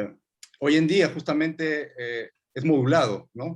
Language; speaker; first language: Spanish; native; Spanish